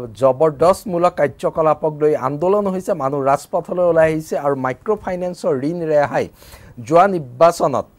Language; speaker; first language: Assamese; native; Assamese